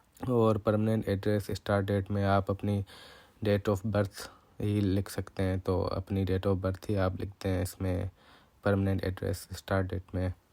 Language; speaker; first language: Urdu; non-native, local second language; Punjabi